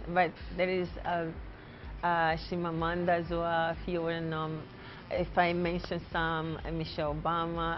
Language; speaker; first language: English; non-native, fluent; Portuguese